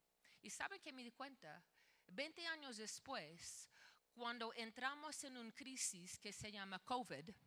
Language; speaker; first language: Spanish; non-native, fluent; English